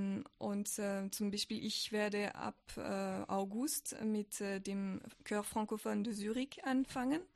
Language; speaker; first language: German; non-native, fluent; French